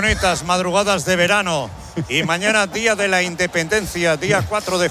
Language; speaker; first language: Spanish; native; Spanish